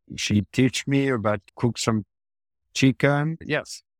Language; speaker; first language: English; non-native, learner; French